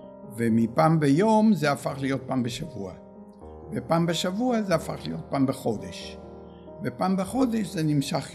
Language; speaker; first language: Hebrew; early bilingual, other home language; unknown